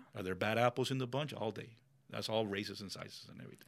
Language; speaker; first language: English; early bilingual, other home language; Spanish